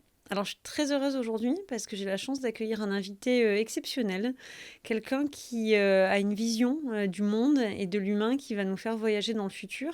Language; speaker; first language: French; native; French